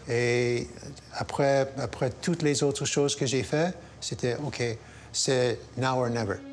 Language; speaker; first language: French; non-native, local second language; English